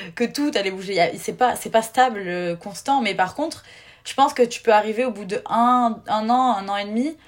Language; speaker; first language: French; native; French